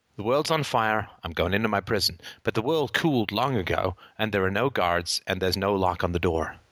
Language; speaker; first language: English; native; English